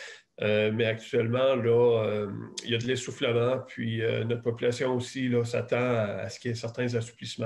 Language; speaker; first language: French; native; French